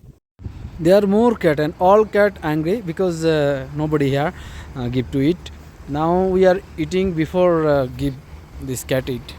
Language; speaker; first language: English; non-native, learner; Bangla